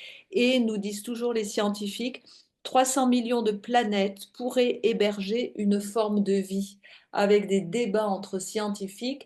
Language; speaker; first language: French; native; French